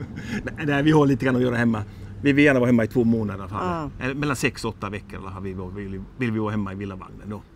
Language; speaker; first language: Swedish; native; Swedish